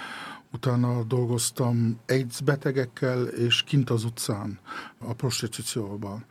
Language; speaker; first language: Hungarian; early bilingual, heritage; Hungarian